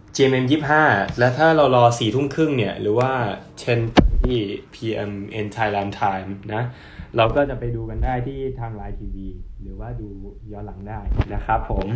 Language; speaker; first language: Thai; early bilingual, heritage; Thai